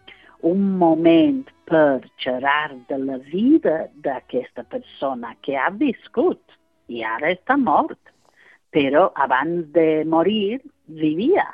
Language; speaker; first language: Catalan; non-native, fluent; English